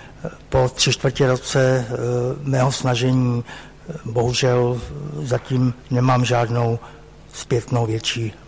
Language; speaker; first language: Czech; native; Czech